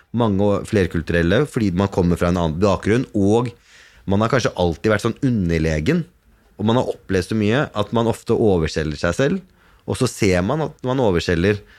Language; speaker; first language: Norwegian; early bilingual, other home language; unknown